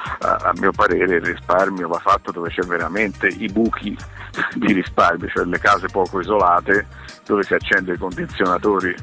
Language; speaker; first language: Italian; native; Italian